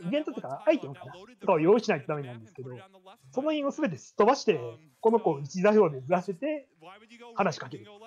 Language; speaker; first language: Japanese; native; Japanese